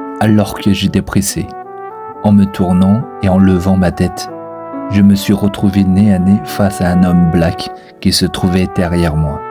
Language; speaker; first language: French; non-native, fluent; Chinese